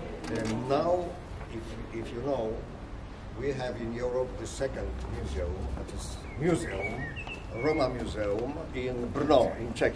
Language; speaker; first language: English; non-native, learner; Polish